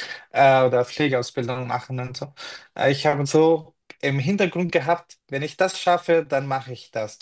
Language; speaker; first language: German; non-native, fluent; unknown